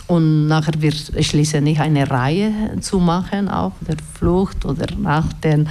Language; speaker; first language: German; non-native, learner; Basque